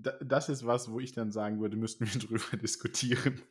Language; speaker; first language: German; native; German